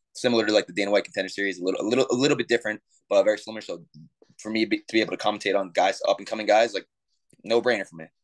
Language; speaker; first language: English; native; English